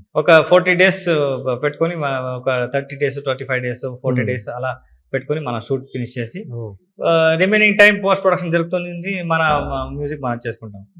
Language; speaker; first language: Telugu; non-native, learner; Kannada